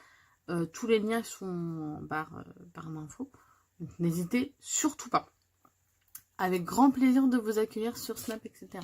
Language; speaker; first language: French; native; French